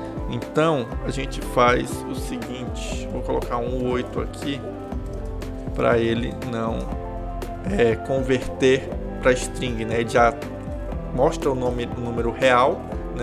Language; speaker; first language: Portuguese; native; Portuguese